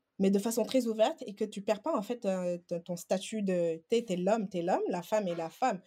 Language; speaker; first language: French; non-native, local second language; Wolof